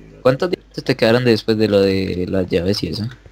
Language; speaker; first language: Spanish; native; Spanish